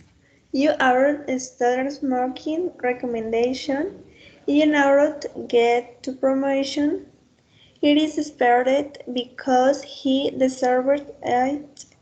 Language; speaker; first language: English; non-native, learner; Spanish